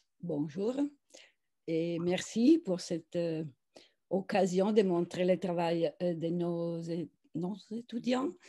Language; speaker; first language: French; non-native, fluent; Italian